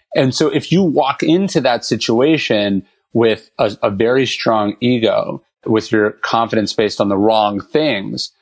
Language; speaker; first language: English; native; English